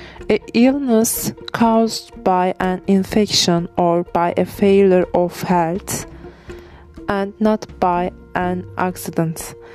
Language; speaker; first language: English; non-native, learner; Turkish